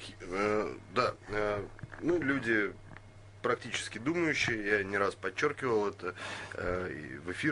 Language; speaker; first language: Russian; native; Russian